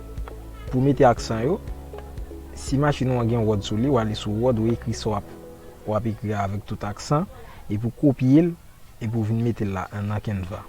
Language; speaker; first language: French; non-native, local second language; Haitian Creole